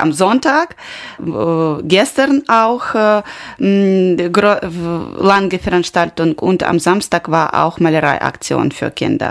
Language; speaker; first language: German; non-native, learner; Ukrainian